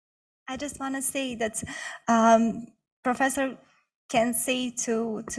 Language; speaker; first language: English; non-native, learner; Bosnian